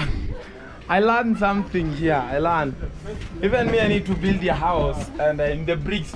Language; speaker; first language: English; non-native, learner; Swahili